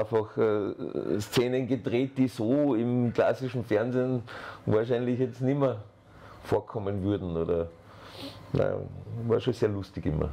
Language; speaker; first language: German; native; German